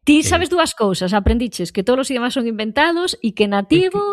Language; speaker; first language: Galician; native; Galician